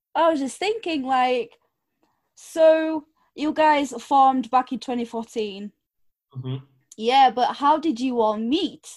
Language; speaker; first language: English; non-native, fluent; Portuguese